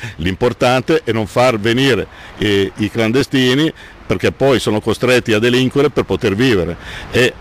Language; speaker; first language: Italian; native; Italian